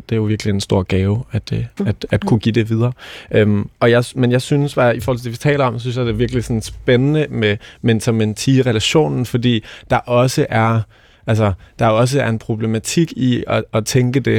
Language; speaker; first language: Danish; native; Danish